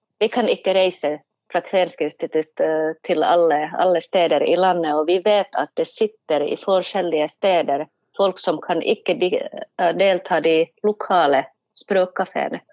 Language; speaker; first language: Norwegian; non-native, fluent; Finnish